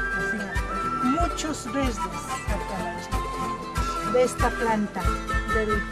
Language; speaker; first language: Spanish; non-native, local second language; Quechua